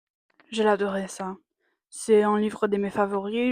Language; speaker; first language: French; non-native, learner; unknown